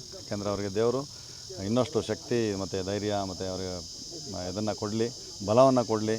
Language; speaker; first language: Kannada; native; Kannada